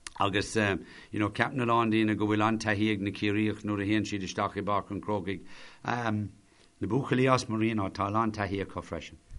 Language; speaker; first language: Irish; non-native, local second language; English